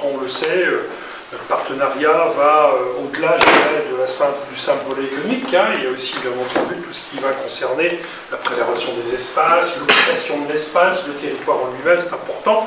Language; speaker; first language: French; native; French